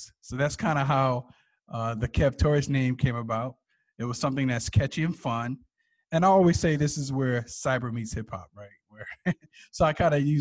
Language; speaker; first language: English; native; English